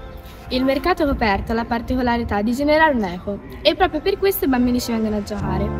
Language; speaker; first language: Italian; native; Italian